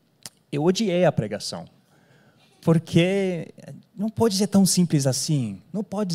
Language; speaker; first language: Portuguese; non-native, fluent; English